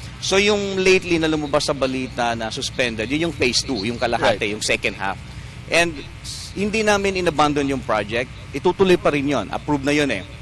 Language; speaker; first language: Filipino; native; Filipino